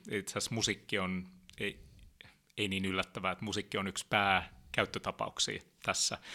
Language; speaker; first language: Finnish; early bilingual, heritage; Finnish